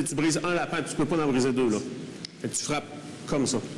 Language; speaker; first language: French; native; French